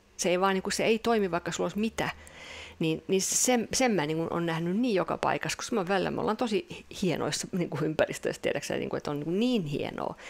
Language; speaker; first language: Finnish; non-native, local second language; Swedish